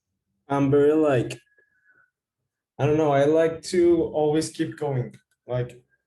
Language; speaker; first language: English; non-native, fluent; Spanish